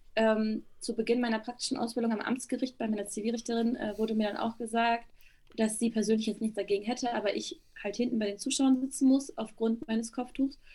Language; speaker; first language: German; early bilingual, other home language; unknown